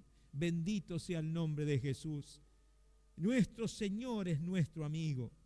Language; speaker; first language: Spanish; native; Spanish